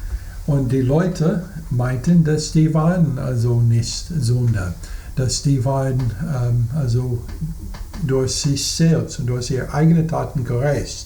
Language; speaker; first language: German; non-native, fluent; English